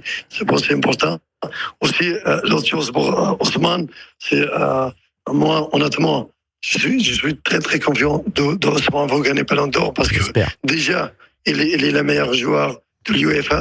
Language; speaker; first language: French; non-native, learner; Arabic